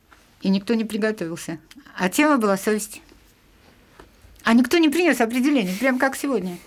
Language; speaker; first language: Russian; native; Russian